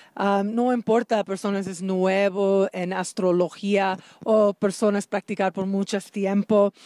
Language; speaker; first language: Spanish; non-native, learner; English